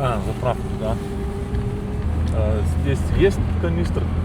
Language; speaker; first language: Russian; non-native, learner; Lithuanian